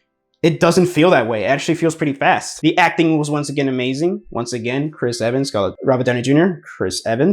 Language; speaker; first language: English; native; English